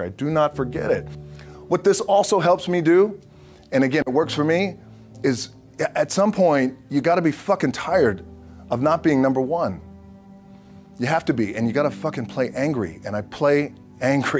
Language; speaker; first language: English; native; English